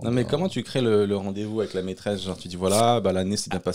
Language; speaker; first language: French; native; French